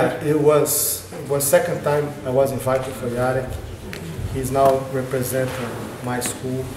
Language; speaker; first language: English; non-native, learner; Portuguese